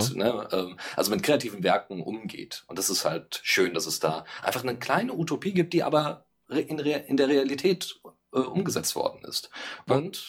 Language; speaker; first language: German; native; German